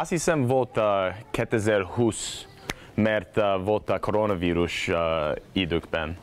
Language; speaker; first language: Hungarian; non-native, learner; English